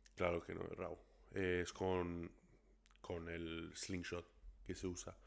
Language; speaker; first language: Spanish; early bilingual, other home language; English